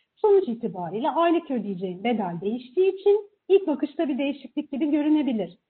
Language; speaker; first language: Turkish; native; Turkish